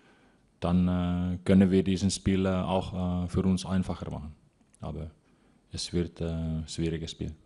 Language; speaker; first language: German; non-native, fluent; Finnish